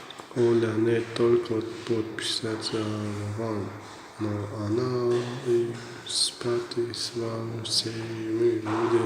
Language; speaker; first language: Russian; non-native, learner; Tajik